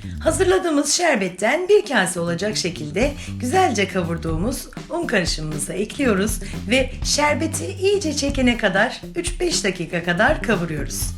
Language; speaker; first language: Turkish; native; Turkish